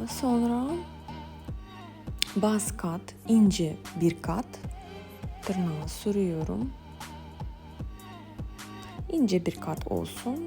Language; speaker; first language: Turkish; non-native, fluent; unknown